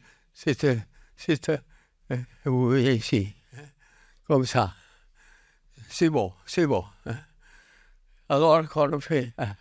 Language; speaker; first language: French; non-native, learner; Catalan